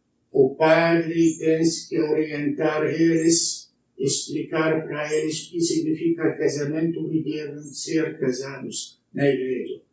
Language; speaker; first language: Portuguese; non-native, learner; Arabic